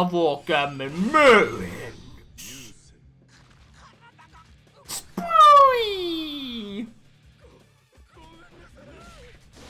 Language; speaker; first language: Finnish; native; Finnish